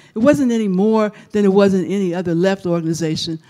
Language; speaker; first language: English; native; English